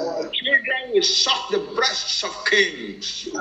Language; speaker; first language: English; non-native, local second language; Yoruba